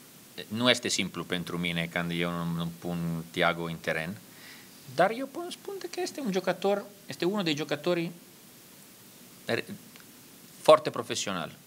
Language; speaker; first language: Romanian; non-native, learner; Italian